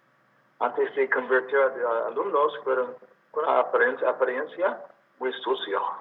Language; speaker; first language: Spanish; non-native, learner; English